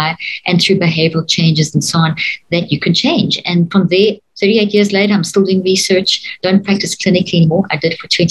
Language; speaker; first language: English; native; English